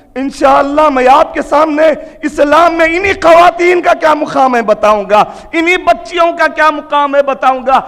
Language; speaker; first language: Urdu; native; Urdu